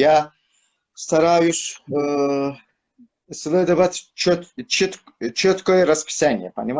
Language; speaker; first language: Russian; non-native, learner; Turkish